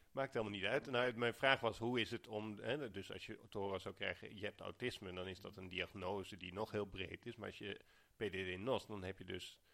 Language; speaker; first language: Dutch; native; Dutch